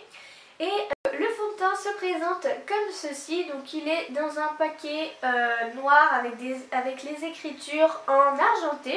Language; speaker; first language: French; native; French